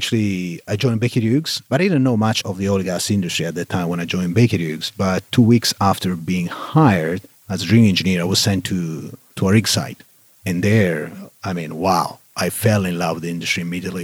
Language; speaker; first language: English; non-native, fluent; Italian